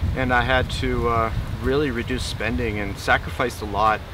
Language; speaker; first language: English; native; English